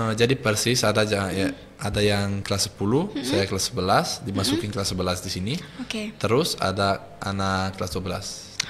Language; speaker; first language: Indonesian; non-native, fluent; Italian